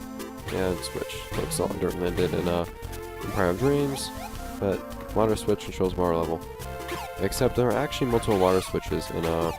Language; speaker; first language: English; native; English